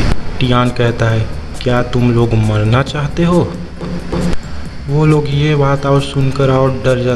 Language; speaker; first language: Hindi; native; Hindi